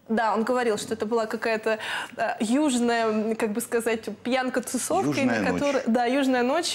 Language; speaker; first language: Russian; native; Russian